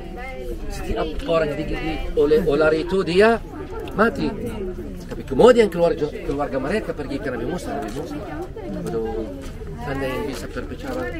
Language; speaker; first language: Indonesian; non-native, learner; Arabic